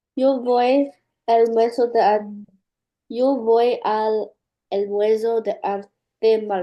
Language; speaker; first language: Spanish; non-native, learner; English